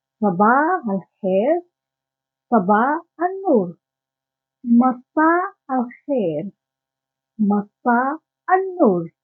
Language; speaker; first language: Arabic; non-native, learner; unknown